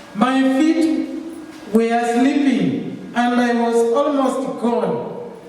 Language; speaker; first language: English; non-native, local second language; Swahili